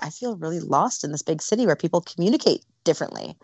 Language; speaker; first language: English; native; English